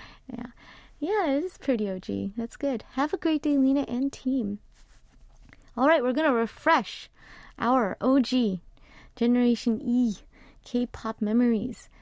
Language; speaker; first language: English; early bilingual, other home language; Korean